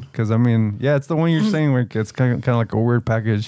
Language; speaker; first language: English; early bilingual, other home language; Spanish